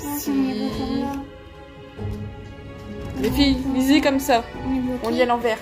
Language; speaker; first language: French; native; French